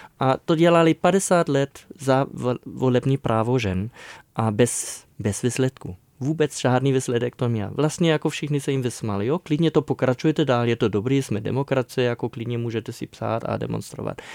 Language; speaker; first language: Czech; non-native, fluent; German